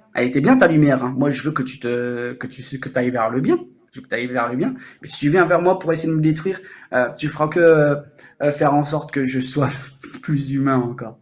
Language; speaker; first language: French; native; French